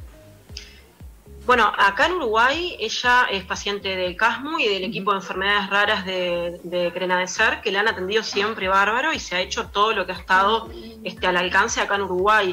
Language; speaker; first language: Spanish; native; Spanish